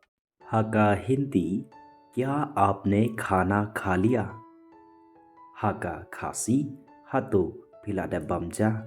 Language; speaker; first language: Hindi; non-native, local second language; Khasi